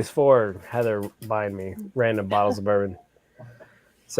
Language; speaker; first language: English; native; English